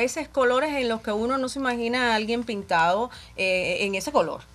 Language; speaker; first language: Spanish; native; Spanish